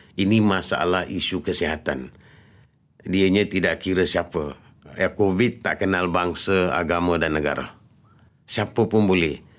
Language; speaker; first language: Malay; early bilingual, other home language; Rohingya